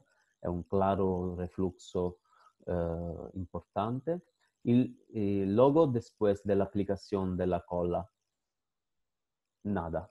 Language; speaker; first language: Spanish; non-native, fluent; Italian